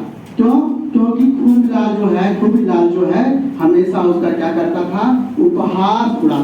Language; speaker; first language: Hindi; native; Hindi